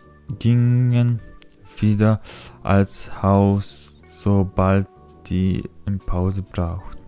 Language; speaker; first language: German; non-native, fluent; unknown